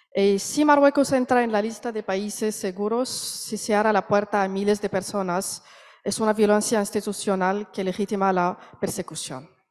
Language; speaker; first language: Spanish; non-native, learner; Arabic